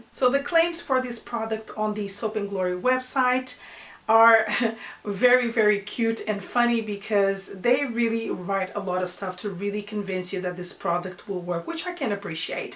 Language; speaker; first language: English; non-native, fluent; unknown